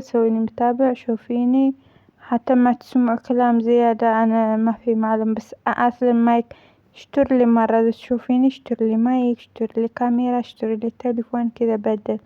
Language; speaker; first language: Arabic; non-native, learner; Amharic